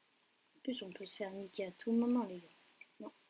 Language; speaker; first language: French; native; French